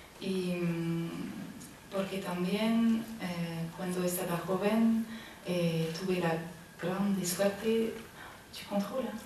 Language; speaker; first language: Spanish; non-native, learner; French